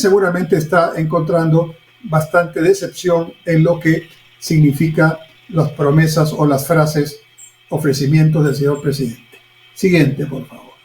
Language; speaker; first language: Spanish; native; Spanish